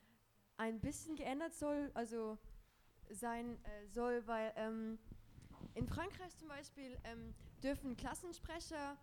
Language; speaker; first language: German; non-native, local second language; Luxembourgish